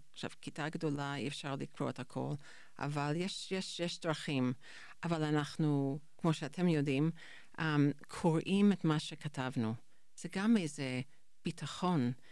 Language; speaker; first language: Hebrew; non-native, fluent; English